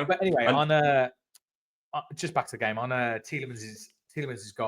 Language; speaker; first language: English; native; English